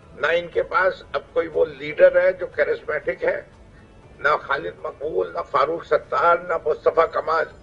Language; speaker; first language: Urdu; native; Urdu